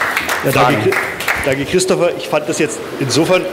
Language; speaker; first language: German; native; German